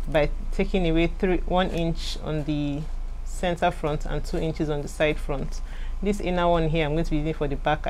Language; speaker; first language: English; non-native, local second language; Igbo